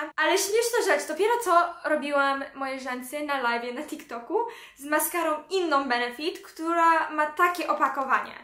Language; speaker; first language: Polish; early bilingual, heritage; Polish